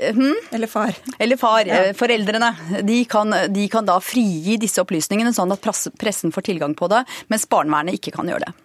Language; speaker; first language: Norwegian; native; Norwegian